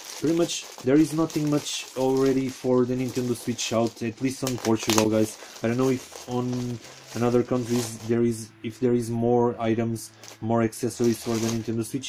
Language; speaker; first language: English; non-native, fluent; Portuguese